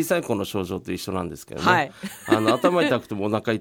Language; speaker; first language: Japanese; native; Japanese